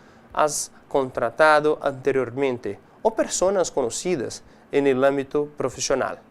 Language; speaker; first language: Spanish; non-native, fluent; Portuguese